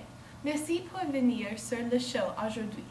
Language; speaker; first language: French; non-native, learner; English